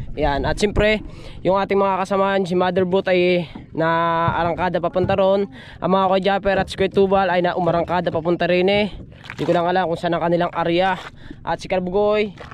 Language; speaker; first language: Filipino; native; Filipino